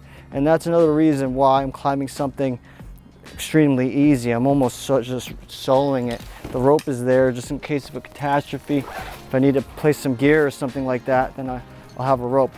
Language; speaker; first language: English; native; English